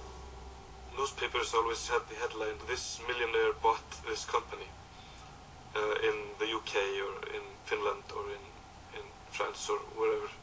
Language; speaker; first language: English; non-native, fluent; Icelandic